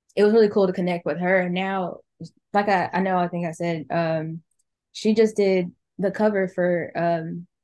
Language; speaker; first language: English; native; English